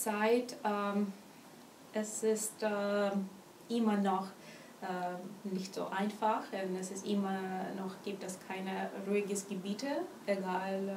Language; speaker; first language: German; non-native, learner; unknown